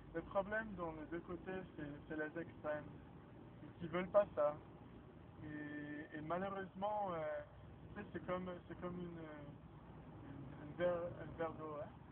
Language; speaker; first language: French; non-native, fluent; Hebrew